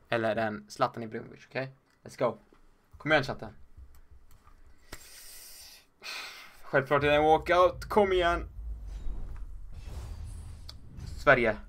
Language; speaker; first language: Swedish; native; Swedish